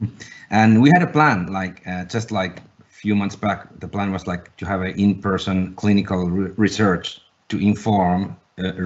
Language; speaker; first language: English; non-native, fluent; Finnish